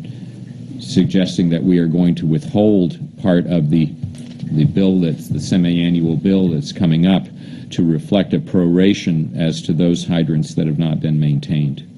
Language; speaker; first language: English; native; English